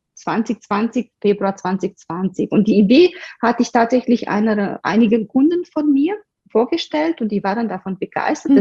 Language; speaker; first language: German; non-native, fluent; Romanian